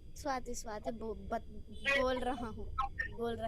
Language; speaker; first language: Hindi; non-native, local second language; Telugu